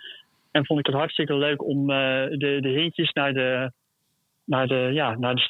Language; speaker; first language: Dutch; native; Dutch